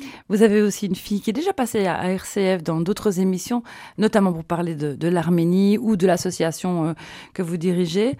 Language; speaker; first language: French; native; French